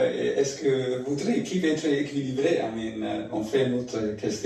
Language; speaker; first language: French; non-native, learner; German